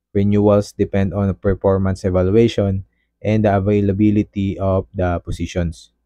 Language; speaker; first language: English; non-native, local second language; Filipino